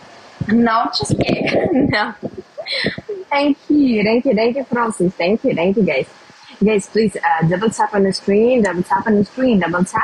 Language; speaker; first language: English; non-native, learner; Russian